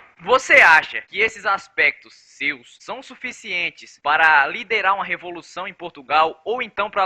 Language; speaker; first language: Portuguese; native; Portuguese